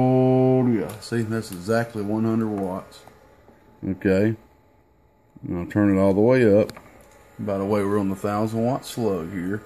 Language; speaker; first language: English; native; English